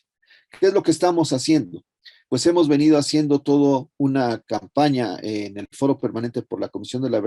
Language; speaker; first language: Spanish; native; Spanish